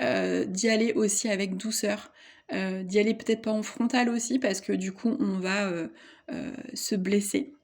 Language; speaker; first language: French; native; French